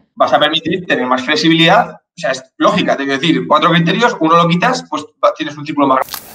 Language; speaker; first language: Spanish; native; Spanish